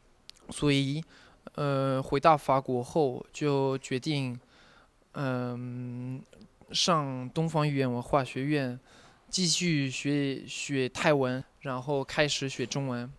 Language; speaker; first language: Chinese; non-native, fluent; French